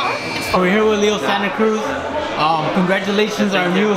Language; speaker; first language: English; native; English